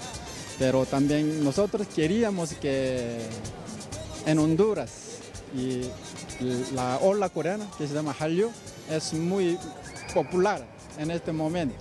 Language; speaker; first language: Spanish; non-native, fluent; Korean